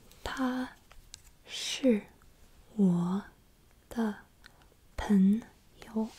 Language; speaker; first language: Chinese; non-native, fluent; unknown